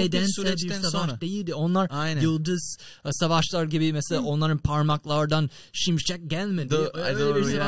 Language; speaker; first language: Turkish; non-native, fluent; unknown